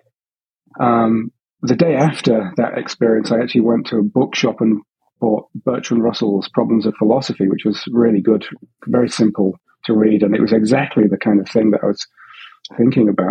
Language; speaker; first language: English; native; English